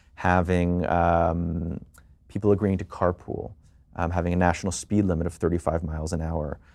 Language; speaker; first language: English; native; English